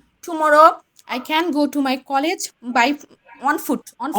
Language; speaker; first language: English; non-native, learner; Bangla